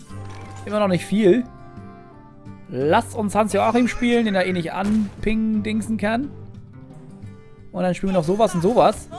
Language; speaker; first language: German; native; German